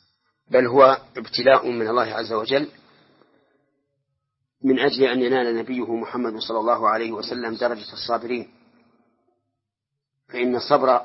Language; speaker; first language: Arabic; native; Arabic